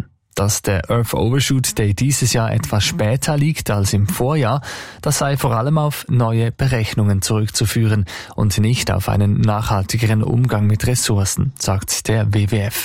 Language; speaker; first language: German; native; German